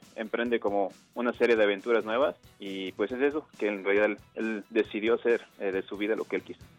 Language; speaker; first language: Spanish; native; Spanish